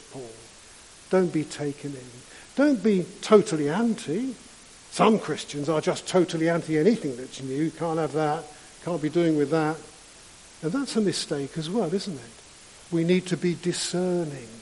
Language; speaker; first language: English; native; English